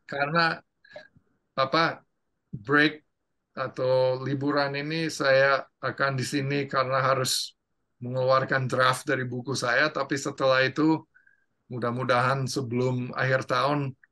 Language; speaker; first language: Indonesian; non-native, fluent; English